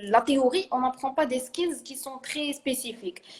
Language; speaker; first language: French; non-native, local second language; Arabic